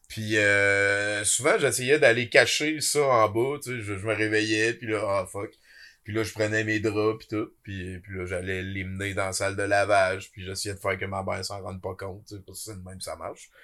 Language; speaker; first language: French; native; French